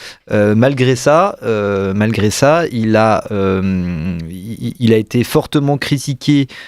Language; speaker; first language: French; native; French